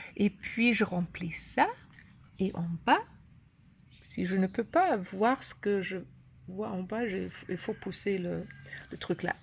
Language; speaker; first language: French; non-native, learner; German